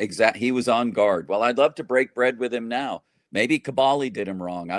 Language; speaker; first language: English; native; English